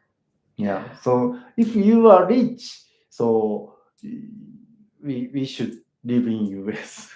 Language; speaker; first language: English; non-native, learner; Japanese